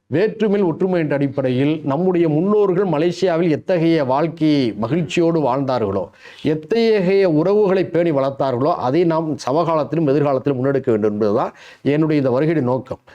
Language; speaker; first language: Tamil; native; Tamil